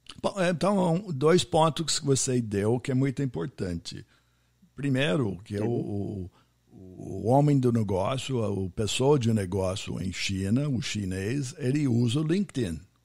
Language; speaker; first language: Portuguese; non-native, fluent; English